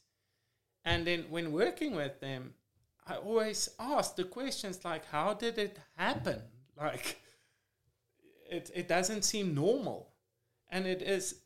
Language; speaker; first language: English; non-native, fluent; Afrikaans